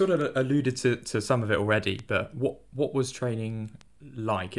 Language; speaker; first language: English; native; English